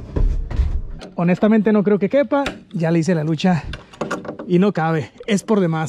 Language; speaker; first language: Spanish; native; Spanish